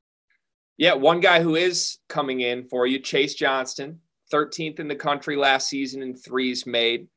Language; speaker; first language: English; native; English